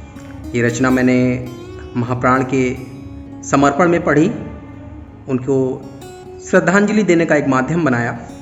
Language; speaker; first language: Hindi; native; Hindi